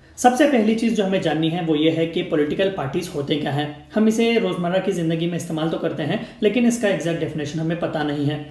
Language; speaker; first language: Hindi; native; Hindi